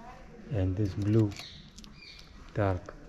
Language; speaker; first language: English; non-native, learner; Hindi